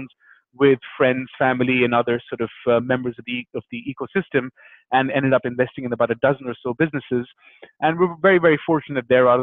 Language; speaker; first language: English; non-native, local second language; Hindi